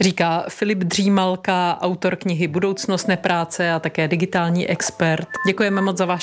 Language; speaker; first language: Czech; native; Czech